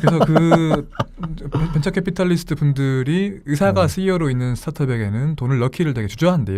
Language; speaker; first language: Korean; native; Korean